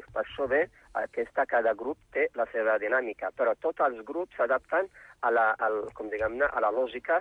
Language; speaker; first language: Catalan; non-native, fluent; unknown